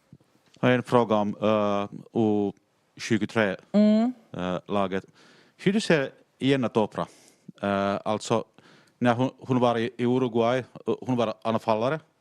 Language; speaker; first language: Swedish; non-native, local second language; Finnish